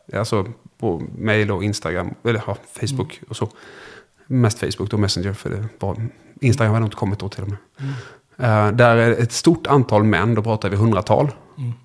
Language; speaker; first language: Swedish; native; Swedish